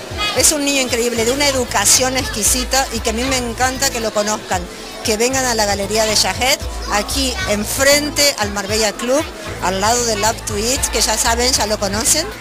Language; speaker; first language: Spanish; native; Spanish